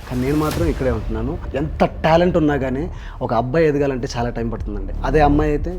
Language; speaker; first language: Telugu; native; Telugu